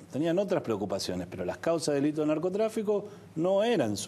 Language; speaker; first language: Spanish; native; Spanish